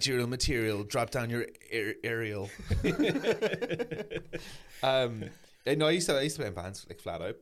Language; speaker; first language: English; native; English